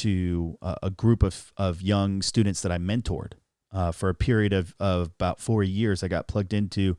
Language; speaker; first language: English; native; English